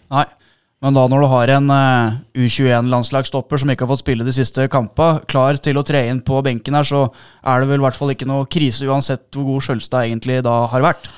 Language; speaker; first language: Norwegian; native; Norwegian